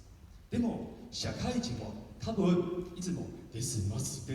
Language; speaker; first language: Japanese; non-native, learner; Min Nan Chinese